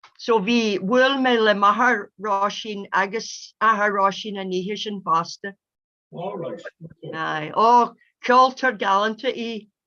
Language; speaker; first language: Irish; non-native, local second language; English